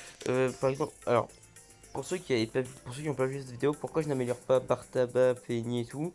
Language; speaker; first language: French; native; French